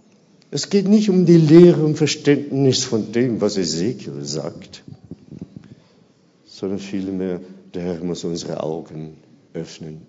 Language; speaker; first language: German; non-native, fluent; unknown